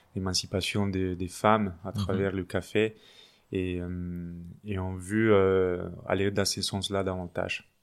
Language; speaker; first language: French; non-native, fluent; Spanish